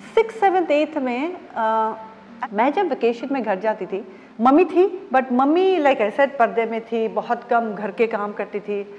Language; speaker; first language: Hindi; non-native, local second language; Odia